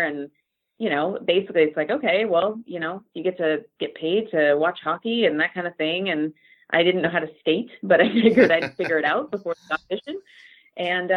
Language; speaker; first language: English; native; English